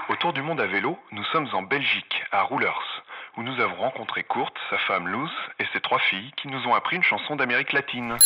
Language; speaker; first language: French; native; French